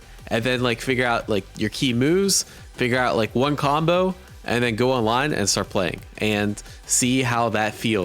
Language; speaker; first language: English; native; English